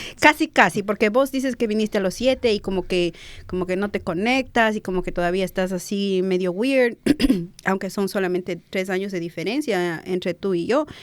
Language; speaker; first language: Spanish; native; Spanish